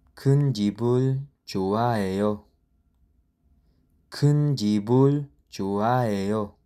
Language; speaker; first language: Korean; non-native, learner; Filipino